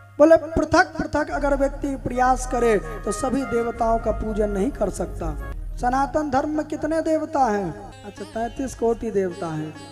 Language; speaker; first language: Hindi; native; Hindi